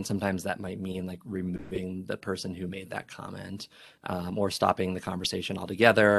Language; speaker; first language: English; native; English